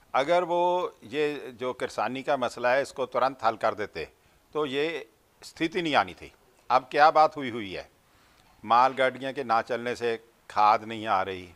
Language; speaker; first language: Hindi; non-native, local second language; Punjabi